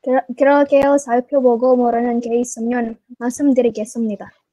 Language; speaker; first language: Korean; non-native, learner; Indonesian